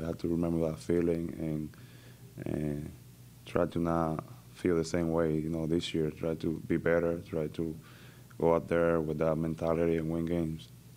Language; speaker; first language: English; non-native, fluent; Spanish